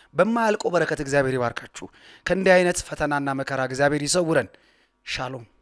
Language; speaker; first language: Amharic; native; Amharic